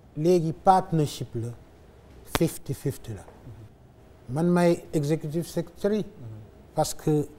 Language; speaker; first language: English; non-native, fluent; Wolof